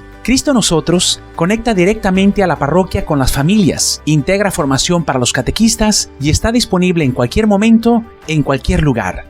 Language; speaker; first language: Spanish; native; Spanish